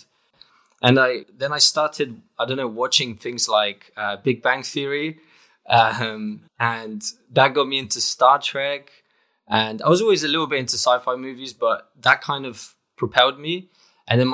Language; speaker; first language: English; non-native, fluent; Polish